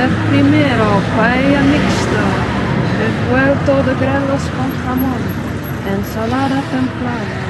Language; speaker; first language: Spanish; non-native, fluent; Dutch